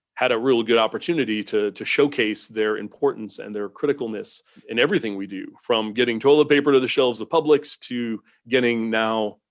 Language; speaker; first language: English; native; English